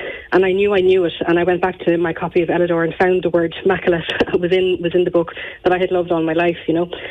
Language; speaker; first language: English; native; English